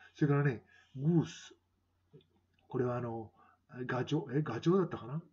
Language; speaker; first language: Japanese; native; Japanese